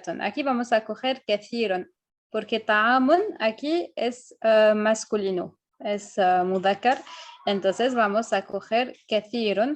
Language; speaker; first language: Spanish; non-native, fluent; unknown